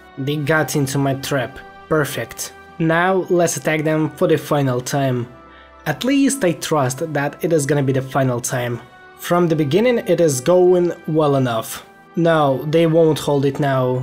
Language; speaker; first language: English; non-native, fluent; Ukrainian